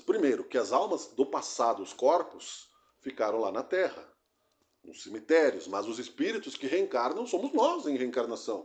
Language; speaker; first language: Portuguese; native; Portuguese